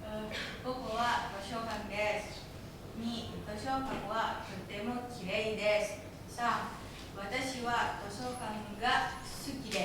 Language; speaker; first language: Japanese; non-native, learner; Indonesian